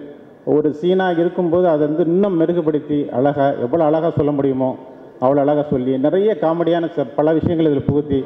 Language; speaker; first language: Tamil; native; Tamil